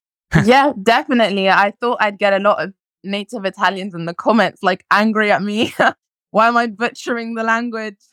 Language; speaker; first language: English; early bilingual, other home language; French